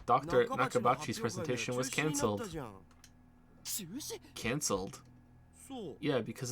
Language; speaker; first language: English; native; English